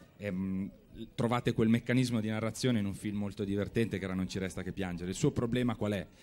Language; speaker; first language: Italian; native; Italian